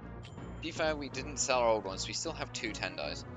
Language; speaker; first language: English; native; English